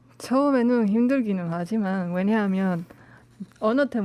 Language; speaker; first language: Korean; non-native, learner; Spanish